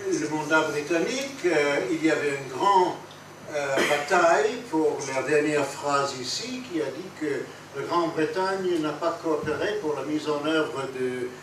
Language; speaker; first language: French; non-native, fluent; English